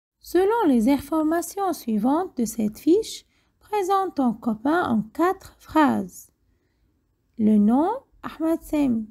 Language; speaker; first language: French; non-native, fluent; Arabic